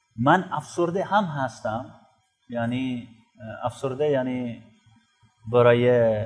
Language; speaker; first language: Persian; non-native, fluent; Urdu